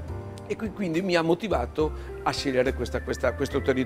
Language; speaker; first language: Italian; native; Italian